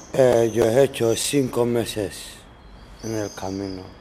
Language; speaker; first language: Spanish; non-native, learner; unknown